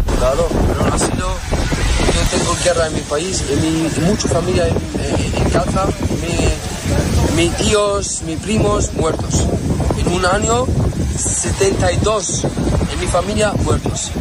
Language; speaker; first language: Spanish; non-native, learner; Arabic